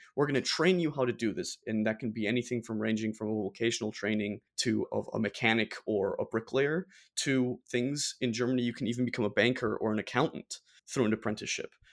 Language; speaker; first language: English; non-native, fluent; German